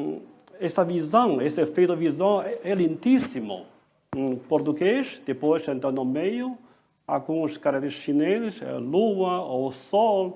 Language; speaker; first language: Portuguese; non-native, fluent; Chinese